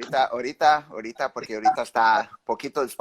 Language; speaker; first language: Spanish; early bilingual, heritage; English